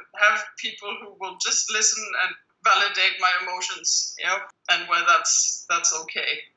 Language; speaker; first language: English; non-native, fluent; German